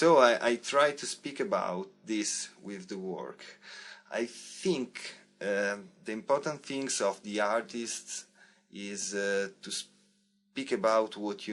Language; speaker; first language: English; non-native, learner; Italian